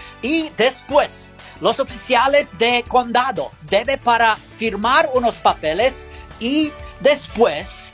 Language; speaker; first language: Spanish; non-native, learner; English